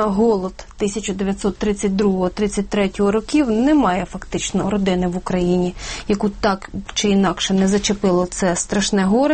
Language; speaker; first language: Ukrainian; native; Ukrainian